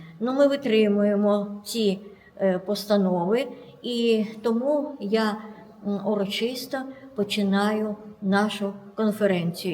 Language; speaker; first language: Ukrainian; non-native, local second language; Russian